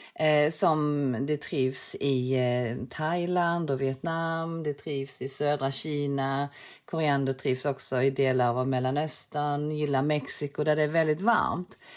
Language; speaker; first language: Swedish; early bilingual, other home language; Korean